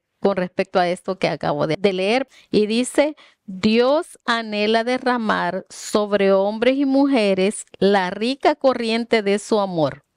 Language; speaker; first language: Spanish; native; Spanish